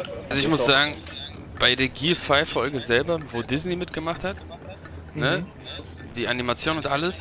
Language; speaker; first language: German; native; German